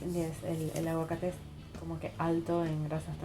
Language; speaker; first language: Spanish; native; Spanish